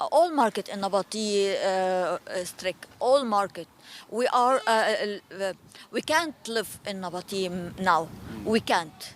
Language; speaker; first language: English; non-native, learner; Arabic